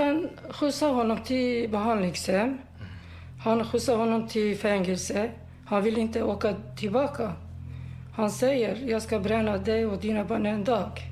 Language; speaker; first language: Swedish; non-native, learner; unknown